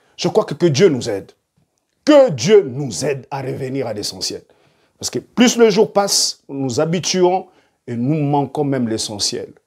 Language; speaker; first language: French; non-native, local second language; Lingala